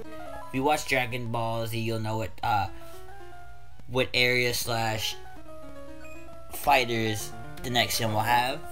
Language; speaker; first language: English; native; English